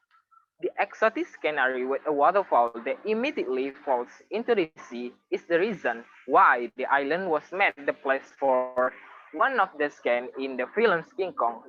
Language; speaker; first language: English; non-native, local second language; Indonesian